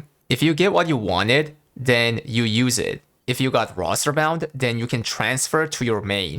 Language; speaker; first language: English; non-native, fluent; Korean